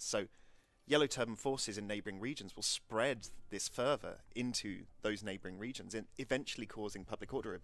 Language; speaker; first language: English; native; English